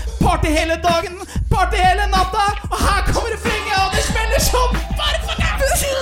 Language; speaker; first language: Norwegian; native; Norwegian